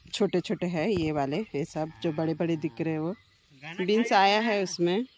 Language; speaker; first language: Hindi; native; Hindi